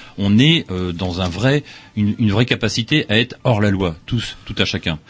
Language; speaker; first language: French; native; French